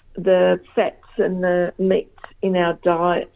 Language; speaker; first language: English; early bilingual, other home language; Macedonian